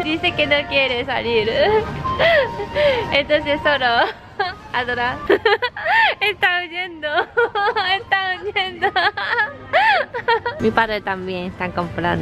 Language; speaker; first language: Spanish; non-native, learner; Japanese